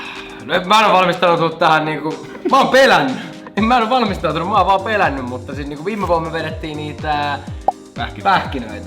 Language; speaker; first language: Finnish; native; Finnish